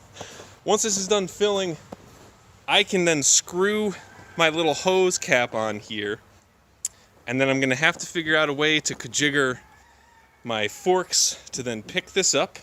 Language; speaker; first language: English; native; English